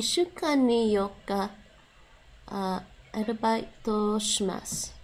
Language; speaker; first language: Japanese; non-native, learner; English